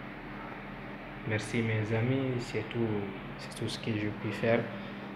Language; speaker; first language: French; non-native, local second language; Fula